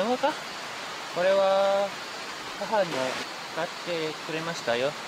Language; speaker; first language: Japanese; non-native, learner; Malay